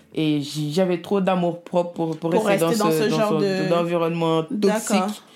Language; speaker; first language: French; non-native, local second language; Wolof